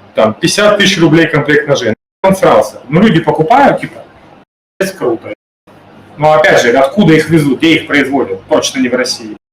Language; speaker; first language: Russian; native; Russian